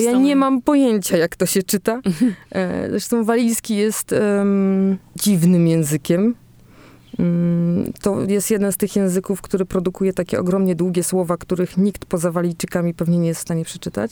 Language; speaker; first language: Polish; native; Polish